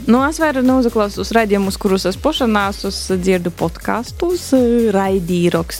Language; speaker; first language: Latvian; native; Latvian